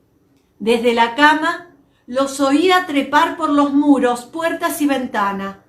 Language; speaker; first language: Spanish; native; Spanish